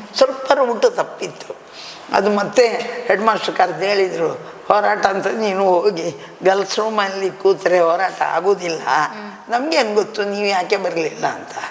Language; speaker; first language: Kannada; non-native, local second language; Tulu